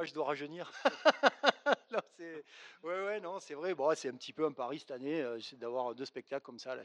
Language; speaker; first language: French; native; French